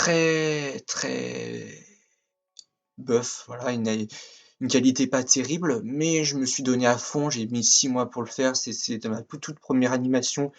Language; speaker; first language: French; native; French